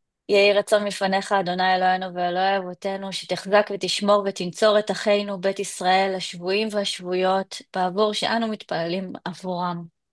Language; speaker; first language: Hebrew; native; Hebrew